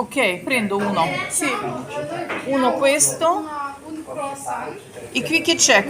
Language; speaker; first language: Italian; non-native, learner; Ukrainian